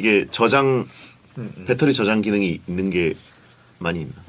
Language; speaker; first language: Korean; native; Korean